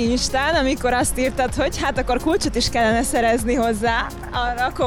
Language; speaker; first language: Hungarian; native; Hungarian